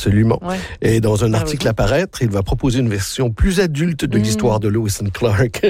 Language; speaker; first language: French; native; French